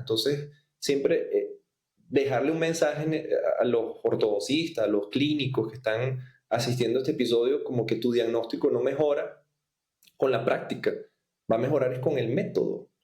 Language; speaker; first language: Spanish; native; Spanish